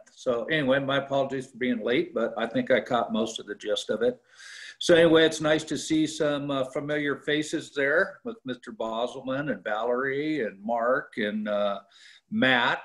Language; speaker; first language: English; native; English